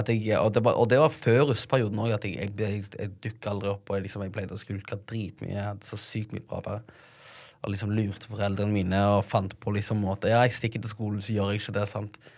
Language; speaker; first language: Norwegian; early bilingual, other home language; Tigrinya